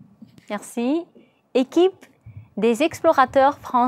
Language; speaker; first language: French; non-native, learner; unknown